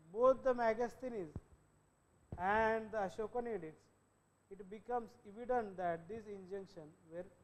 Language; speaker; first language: English; non-native, local second language; Marathi